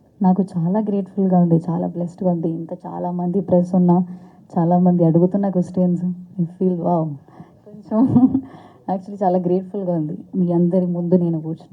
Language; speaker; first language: Telugu; non-native, learner; Malayalam